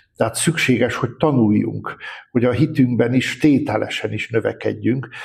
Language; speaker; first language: Hungarian; native; Hungarian